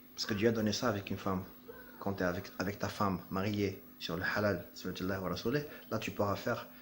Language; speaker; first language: French; non-native, local second language; Arabic